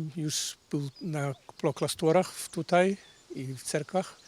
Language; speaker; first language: Polish; non-native, learner; Dutch